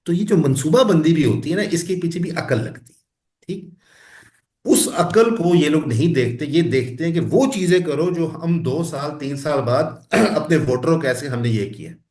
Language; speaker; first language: Urdu; non-native, local second language; Punjabi